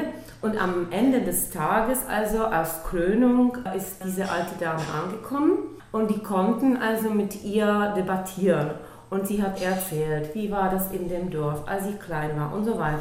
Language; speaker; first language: German; non-native, local second language; Czech